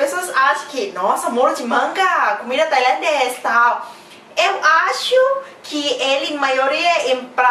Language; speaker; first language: Portuguese; non-native, fluent; Thai